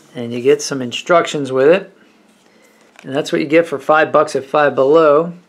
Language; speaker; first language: English; native; English